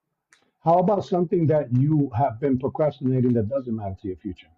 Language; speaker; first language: English; native; English